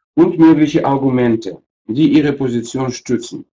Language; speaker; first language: German; non-native, fluent; Russian